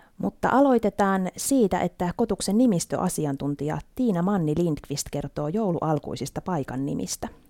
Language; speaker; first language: Finnish; native; Finnish